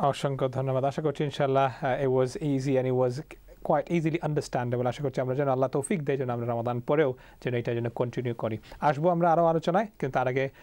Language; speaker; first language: Bangla; early bilingual, heritage; Bangla